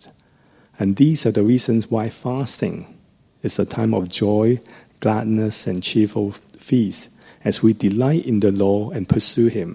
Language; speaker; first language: English; non-native, local second language; Cantonese